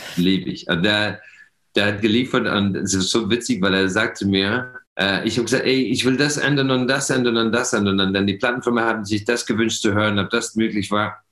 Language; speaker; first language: German; non-native, fluent; English